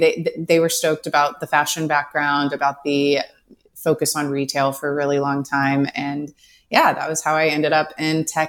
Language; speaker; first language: English; native; English